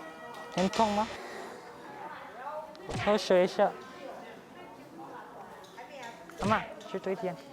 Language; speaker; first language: Chinese; non-native, learner; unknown